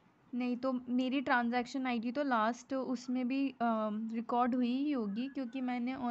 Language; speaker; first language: Hindi; native; Hindi